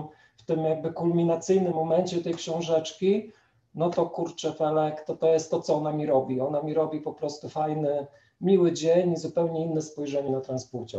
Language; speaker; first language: Polish; native; Polish